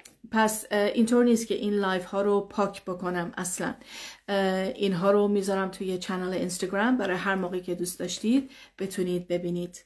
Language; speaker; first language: Persian; early bilingual, heritage; Persian